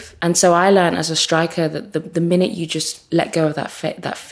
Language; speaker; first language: English; native; English